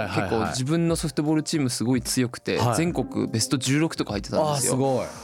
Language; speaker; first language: Japanese; native; Japanese